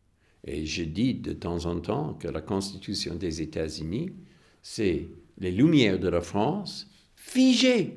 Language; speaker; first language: French; non-native, fluent; English